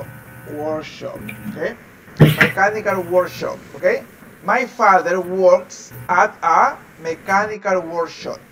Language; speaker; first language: English; non-native, fluent; Spanish